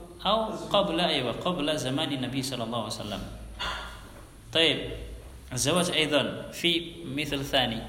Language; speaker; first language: Arabic; non-native, fluent; Indonesian